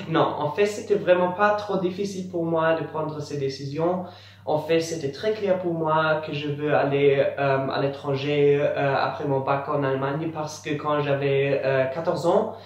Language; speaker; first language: French; non-native, learner; German